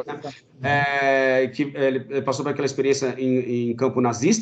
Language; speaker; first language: Portuguese; native; Portuguese